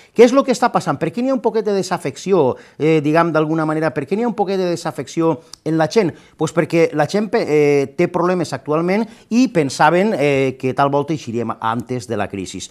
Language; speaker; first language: Catalan; native; Catalan